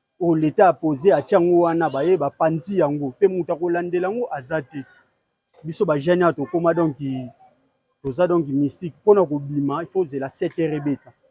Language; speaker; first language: Lingala; native; Lingala